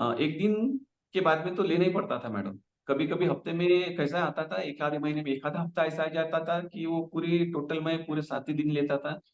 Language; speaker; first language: Hindi; non-native, local second language; Marathi